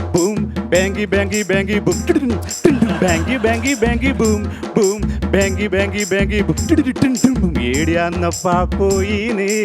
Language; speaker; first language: Malayalam; native; Malayalam